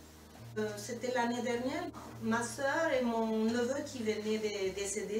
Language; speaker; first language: French; non-native, fluent; Spanish